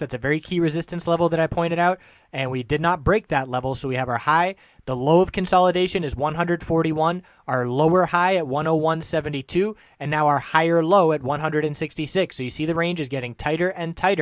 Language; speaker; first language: English; native; English